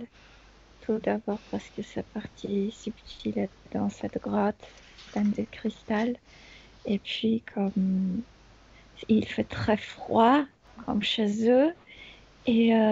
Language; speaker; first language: French; non-native, fluent; Spanish